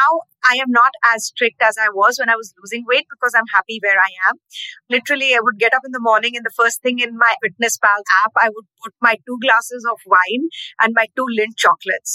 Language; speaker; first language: English; non-native, local second language; Hindi